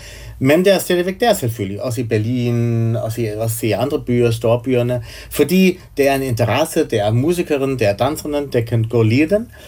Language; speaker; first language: Danish; non-native, fluent; German